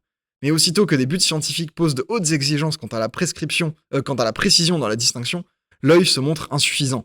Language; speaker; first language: French; native; French